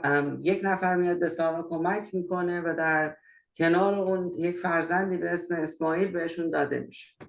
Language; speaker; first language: Persian; native; Persian